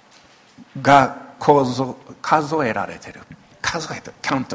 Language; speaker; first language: Japanese; non-native, local second language; English